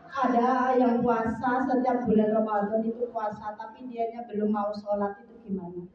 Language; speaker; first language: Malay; non-native, local second language; Javanese